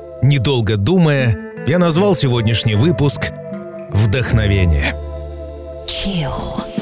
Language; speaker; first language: Russian; native; Russian